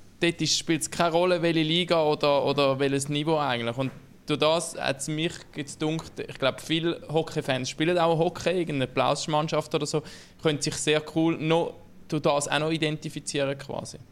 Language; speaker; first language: German; native; German